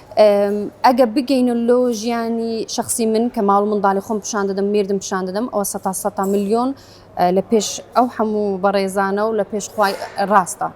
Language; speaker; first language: Central Kurdish; native; Central Kurdish